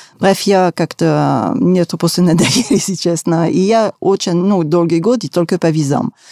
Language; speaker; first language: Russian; non-native, fluent; French